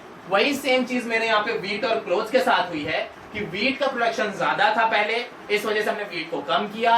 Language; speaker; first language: Hindi; native; Hindi